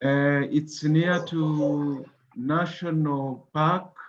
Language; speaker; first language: English; non-native, local second language; Kinyarwanda